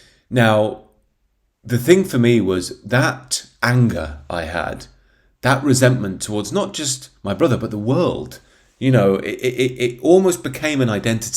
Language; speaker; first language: English; native; English